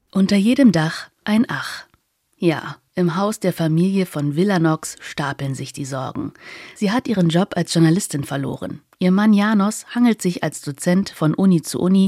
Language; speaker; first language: German; native; German